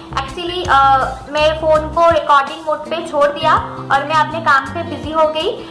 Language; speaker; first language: Hindi; non-native, local second language; Bangla